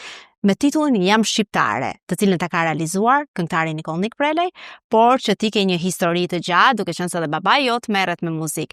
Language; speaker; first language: Albanian; native; Albanian